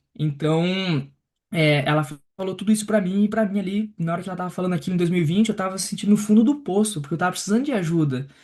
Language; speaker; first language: Portuguese; native; Portuguese